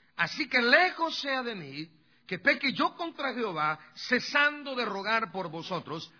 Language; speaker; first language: Spanish; native; Spanish